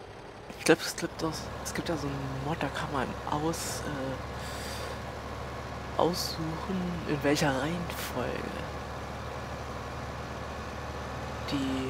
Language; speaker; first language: German; native; German